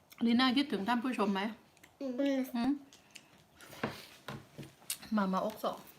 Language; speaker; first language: Swedish; non-native, learner; Thai